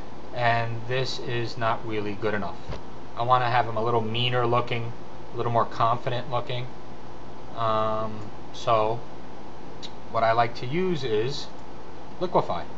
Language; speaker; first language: English; native; English